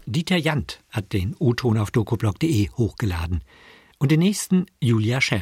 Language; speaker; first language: German; native; German